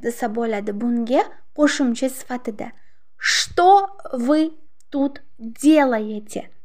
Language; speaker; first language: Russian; non-native, local second language; Uzbek